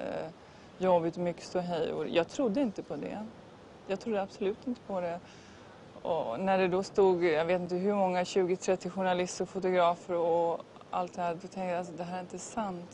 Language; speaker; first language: Swedish; native; Swedish